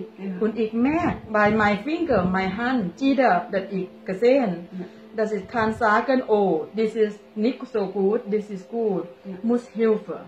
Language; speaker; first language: German; non-native, learner; Thai